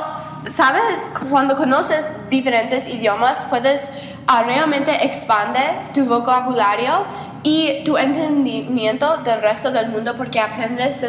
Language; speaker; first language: Spanish; non-native, learner; English